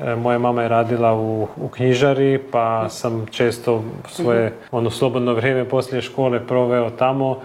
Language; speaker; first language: Serbian; early bilingual, heritage; Croatian